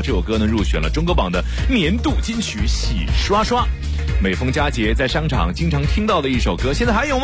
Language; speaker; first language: Chinese; native; Chinese